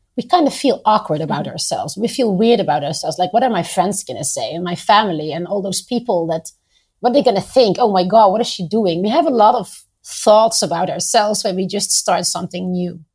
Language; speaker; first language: English; non-native, fluent; Dutch